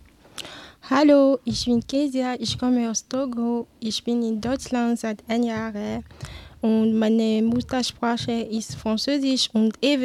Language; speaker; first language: German; non-native, learner; French